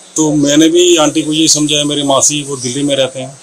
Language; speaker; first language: Hindi; native; Hindi